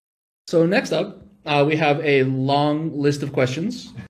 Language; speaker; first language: English; native; English